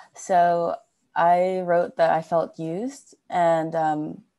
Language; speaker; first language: English; native; English